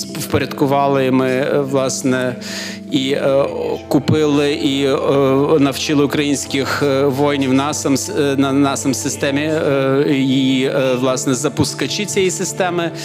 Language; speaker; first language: Ukrainian; non-native, fluent; Lithuanian